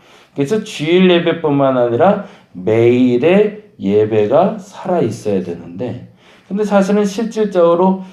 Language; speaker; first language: Korean; native; Korean